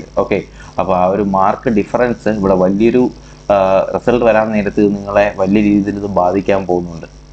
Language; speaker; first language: Malayalam; native; Malayalam